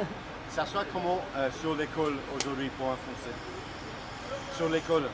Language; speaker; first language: French; non-native, fluent; English